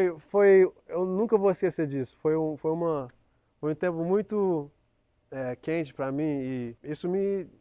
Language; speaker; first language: Portuguese; early bilingual, heritage; Portuguese